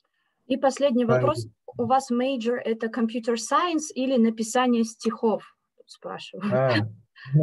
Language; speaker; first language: Russian; native; Russian